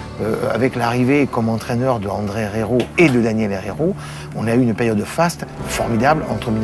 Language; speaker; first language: French; native; French